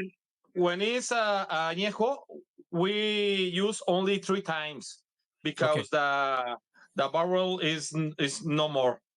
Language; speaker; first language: English; non-native, learner; Spanish